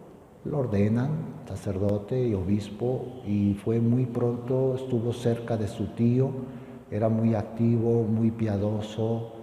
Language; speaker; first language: Spanish; native; Spanish